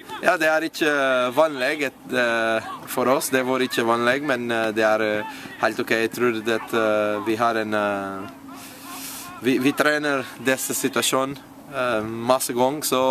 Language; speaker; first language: Norwegian; non-native, learner; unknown